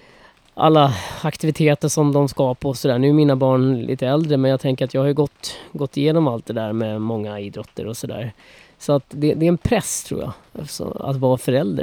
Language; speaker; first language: Swedish; native; Swedish